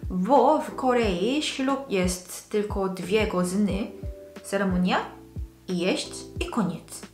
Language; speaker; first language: Polish; non-native, local second language; Korean